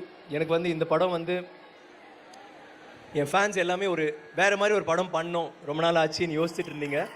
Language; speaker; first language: Tamil; native; Tamil